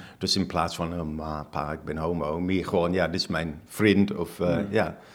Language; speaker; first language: Dutch; non-native, fluent; English